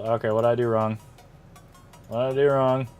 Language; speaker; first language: English; native; English